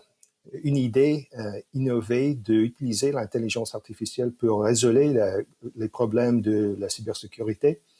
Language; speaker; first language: French; non-native, fluent; English